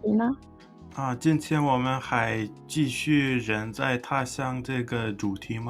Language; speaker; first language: Chinese; non-native, fluent; English